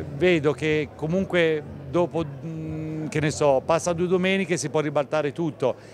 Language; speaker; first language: Italian; native; Italian